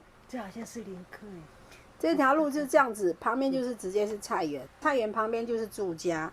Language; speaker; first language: Chinese; native; Chinese